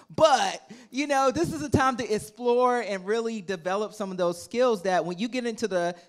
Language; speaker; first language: English; native; English